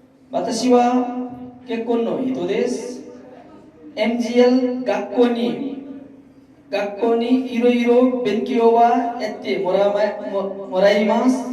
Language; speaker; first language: Japanese; non-native, learner; Nepali